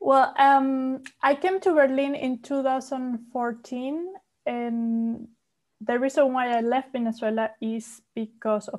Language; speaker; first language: English; non-native, fluent; Spanish